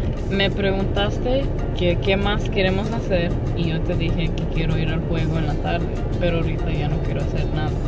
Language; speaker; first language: Spanish; early bilingual, heritage; Spanish